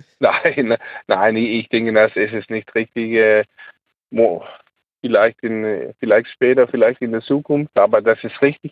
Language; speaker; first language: German; non-native, learner; Danish